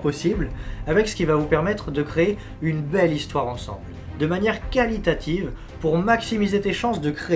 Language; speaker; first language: French; native; French